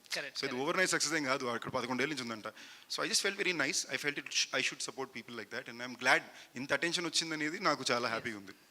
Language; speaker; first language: Telugu; native; Telugu